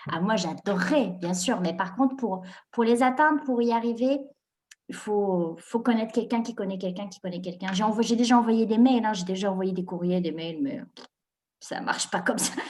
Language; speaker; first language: French; non-native, local second language; Arabic